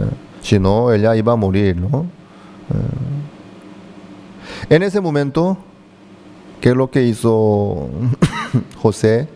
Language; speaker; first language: Spanish; non-native, fluent; Korean